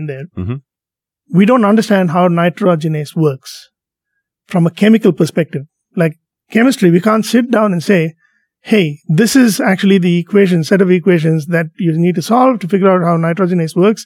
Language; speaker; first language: English; non-native, local second language; Tamil